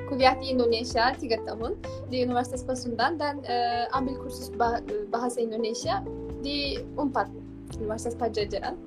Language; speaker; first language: Indonesian; non-native, fluent; Turkish